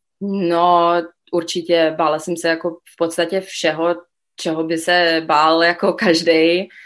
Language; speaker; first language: Czech; early bilingual, other home language; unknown